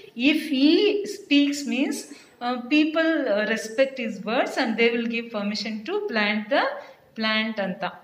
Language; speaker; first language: English; non-native, local second language; Kannada